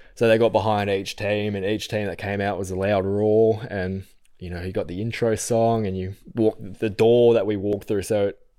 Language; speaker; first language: English; native; English